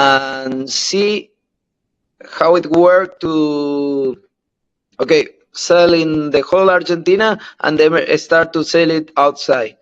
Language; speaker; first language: English; non-native, learner; Spanish